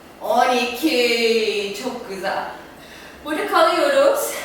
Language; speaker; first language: Turkish; non-native, fluent; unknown